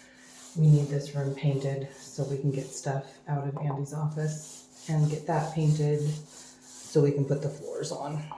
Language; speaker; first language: English; native; English